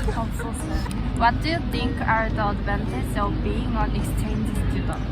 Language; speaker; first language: English; non-native, learner; Korean